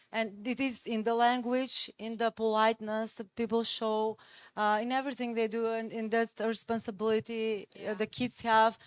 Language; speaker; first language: English; non-native, fluent; Macedonian